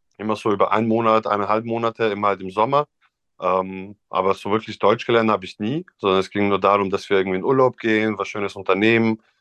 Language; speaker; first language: German; non-native, fluent; Serbian